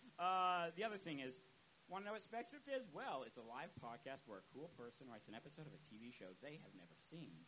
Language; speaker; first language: English; native; English